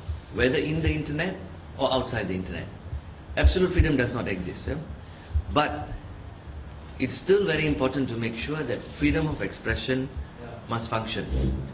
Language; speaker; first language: English; non-native, local second language; Tamil